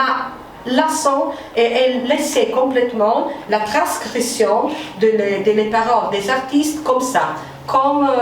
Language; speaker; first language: French; non-native, fluent; Italian